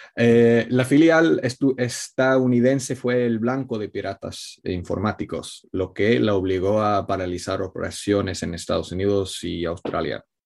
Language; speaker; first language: Spanish; non-native, fluent; Italian